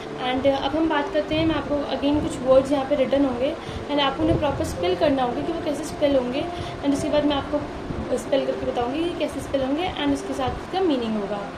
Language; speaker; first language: Hindi; native; Hindi